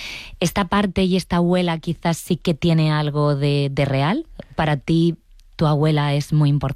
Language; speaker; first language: Spanish; native; Spanish